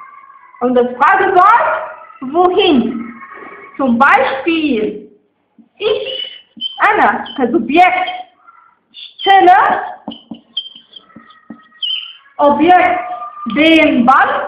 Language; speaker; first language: German; non-native, fluent; Arabic